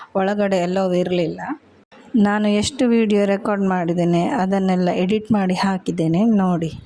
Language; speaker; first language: Kannada; native; Kannada